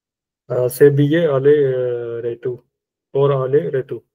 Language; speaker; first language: French; non-native, learner; Punjabi